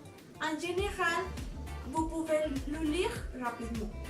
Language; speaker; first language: French; non-native, fluent; Spanish